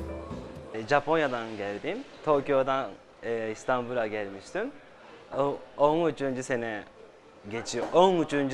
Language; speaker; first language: Turkish; non-native, fluent; Japanese